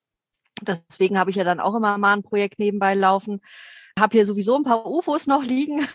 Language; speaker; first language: German; native; German